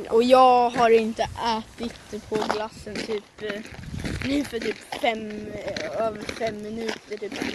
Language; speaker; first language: Swedish; native; Swedish